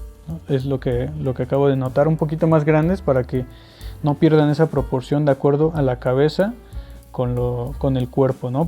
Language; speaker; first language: Spanish; native; Spanish